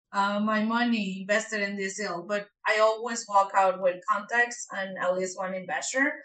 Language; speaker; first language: English; non-native, fluent; Spanish